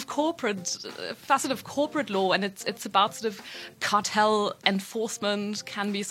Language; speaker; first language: English; non-native, fluent; German